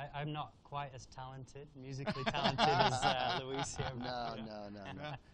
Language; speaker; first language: English; native; English